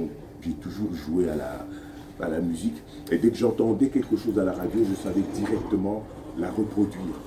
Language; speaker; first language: French; non-native, local second language; Lingala